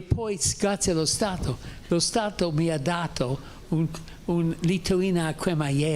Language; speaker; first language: Italian; non-native, fluent; English